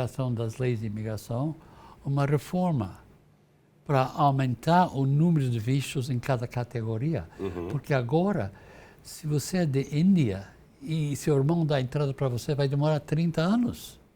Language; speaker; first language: Portuguese; non-native, fluent; English